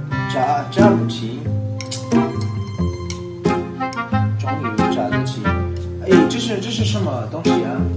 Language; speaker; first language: Chinese; non-native, learner; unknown